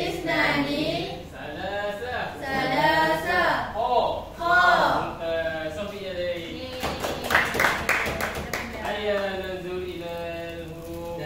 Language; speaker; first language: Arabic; non-native, learner; Malay